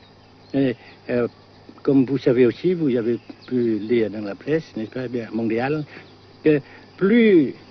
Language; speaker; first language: French; non-native, local second language; Vietnamese